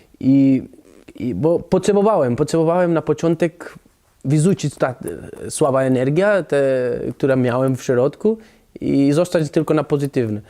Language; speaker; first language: Polish; non-native, learner; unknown